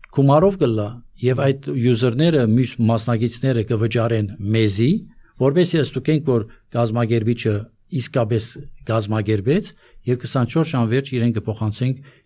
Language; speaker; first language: Armenian; native; Armenian